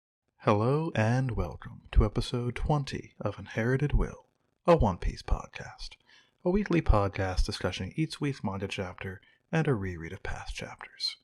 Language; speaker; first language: English; native; English